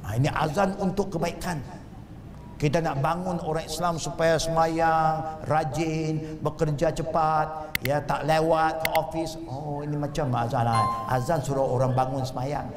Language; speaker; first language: Malay; non-native, local second language; Chinese